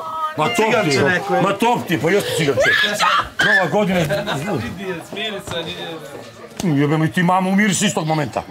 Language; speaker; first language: Serbian; native; Serbian